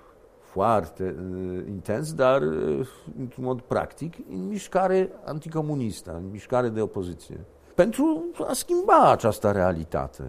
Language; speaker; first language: Romanian; non-native, fluent; Polish